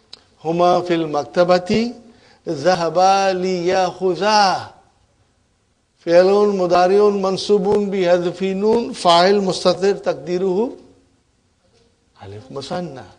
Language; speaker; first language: Arabic; non-native, fluent; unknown